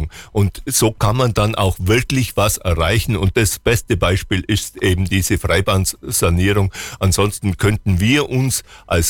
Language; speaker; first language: German; native; German